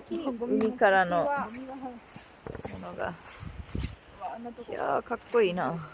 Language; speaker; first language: Japanese; non-native, fluent; English